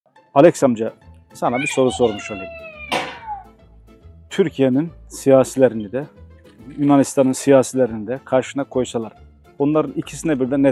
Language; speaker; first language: Turkish; native; Turkish